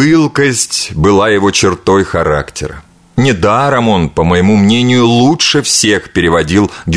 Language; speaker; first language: Russian; native; Russian